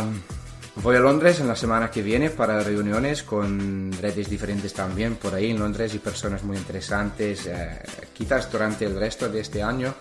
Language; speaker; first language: Spanish; non-native, learner; English